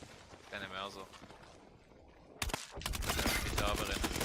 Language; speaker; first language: German; native; German